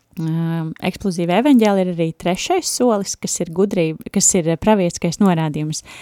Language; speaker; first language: Latvian; native; Latvian